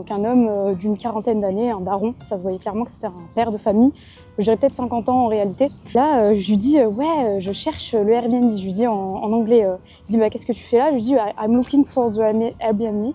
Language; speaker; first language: French; native; French